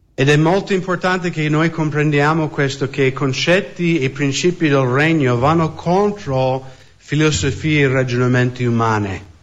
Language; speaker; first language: Italian; non-native, fluent; English